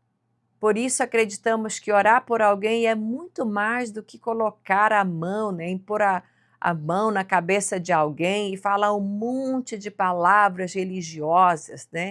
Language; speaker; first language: Portuguese; native; Portuguese